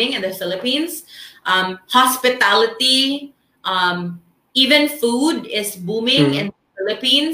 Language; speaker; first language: English; non-native, local second language; Filipino